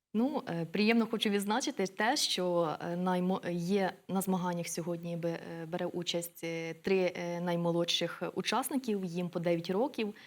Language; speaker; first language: Ukrainian; native; Ukrainian